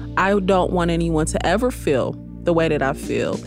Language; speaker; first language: English; native; English